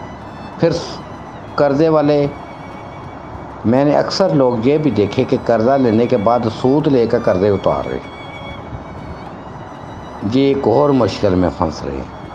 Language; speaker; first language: Urdu; native; Urdu